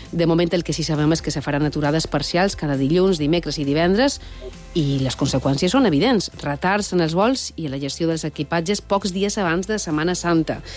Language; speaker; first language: Catalan; native; Catalan